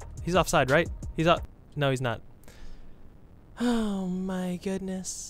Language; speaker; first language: English; native; English